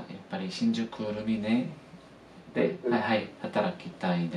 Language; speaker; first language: Japanese; non-native, fluent; Korean